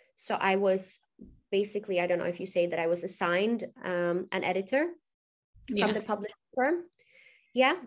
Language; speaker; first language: English; non-native, fluent; Swedish